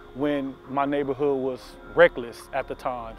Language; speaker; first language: English; native; English